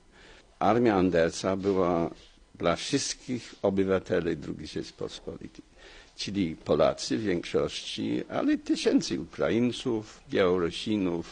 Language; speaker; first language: Polish; non-native, fluent; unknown